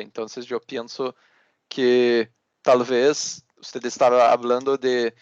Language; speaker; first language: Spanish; non-native, learner; Portuguese